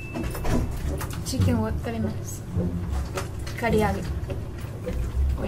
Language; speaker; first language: Japanese; non-native, learner; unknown